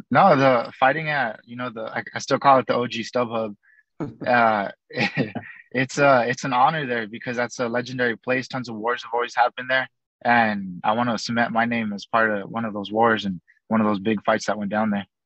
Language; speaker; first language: English; early bilingual, other home language; Spanish